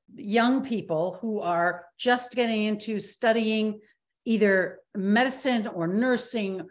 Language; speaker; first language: English; native; English